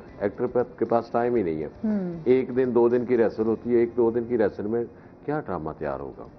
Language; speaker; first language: Urdu; non-native, local second language; Punjabi